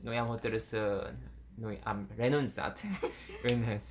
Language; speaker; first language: Romanian; non-native, learner; Korean